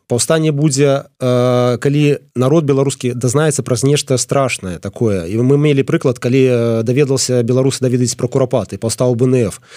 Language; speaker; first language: Belarusian; non-native, local second language; Russian